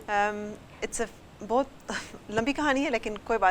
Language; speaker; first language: Hindi; early bilingual, heritage; English